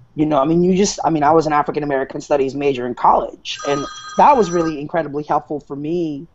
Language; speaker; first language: English; non-native, local second language; Filipino